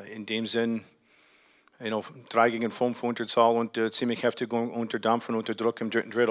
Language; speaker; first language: German; non-native, fluent; English